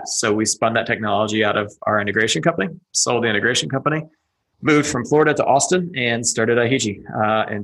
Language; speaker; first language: English; native; English